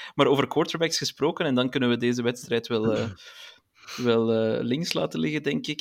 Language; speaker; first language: Dutch; native; Dutch